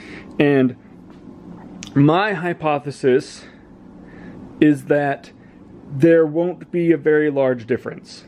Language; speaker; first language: English; native; English